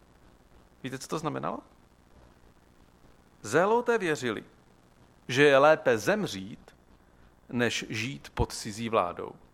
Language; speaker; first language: Czech; native; Czech